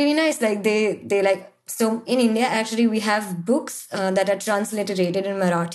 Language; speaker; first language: English; non-native, local second language; Marathi